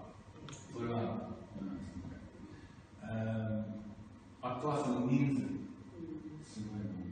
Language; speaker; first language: Japanese; non-native, fluent; English